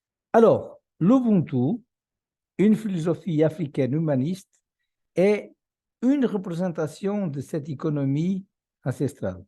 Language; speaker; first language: French; non-native, fluent; Portuguese